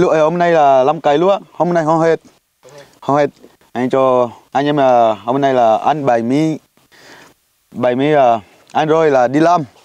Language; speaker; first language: Vietnamese; non-native, learner; Portuguese